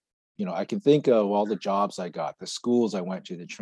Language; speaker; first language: English; native; English